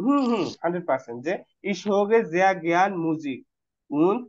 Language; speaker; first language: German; non-native, fluent; Bangla